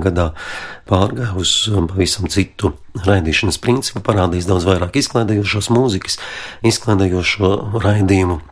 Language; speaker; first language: Latvian; non-native, local second language; Russian